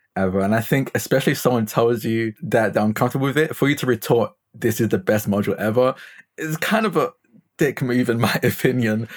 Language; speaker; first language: English; native; English